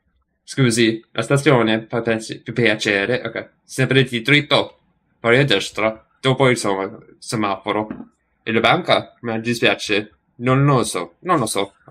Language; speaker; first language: Italian; non-native, learner; English